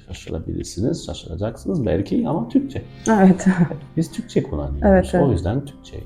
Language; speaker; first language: Turkish; non-native, fluent; French